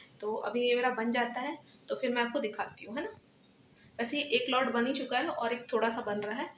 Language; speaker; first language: Hindi; non-native, local second language; Bangla